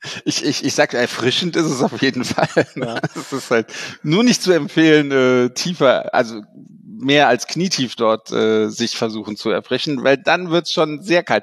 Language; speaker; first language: German; native; German